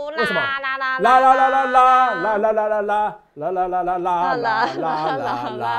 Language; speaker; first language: Chinese; native; Chinese